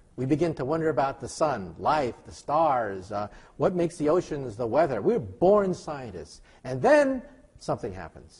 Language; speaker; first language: English; native; English